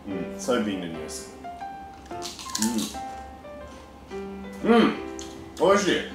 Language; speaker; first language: Japanese; native; Japanese